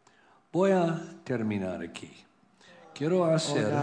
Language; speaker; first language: Spanish; non-native, learner; English